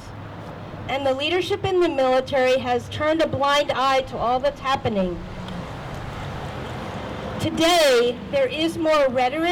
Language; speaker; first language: English; native; English